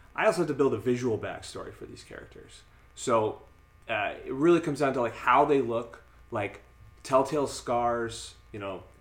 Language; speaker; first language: English; native; English